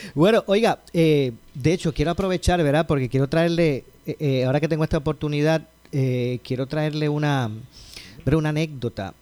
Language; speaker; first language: Spanish; native; Spanish